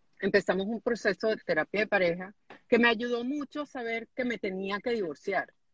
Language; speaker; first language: Spanish; native; Spanish